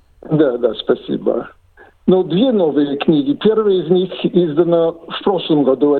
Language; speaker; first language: Russian; non-native, fluent; English